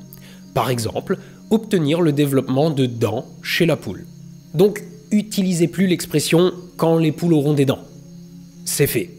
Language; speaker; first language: French; native; French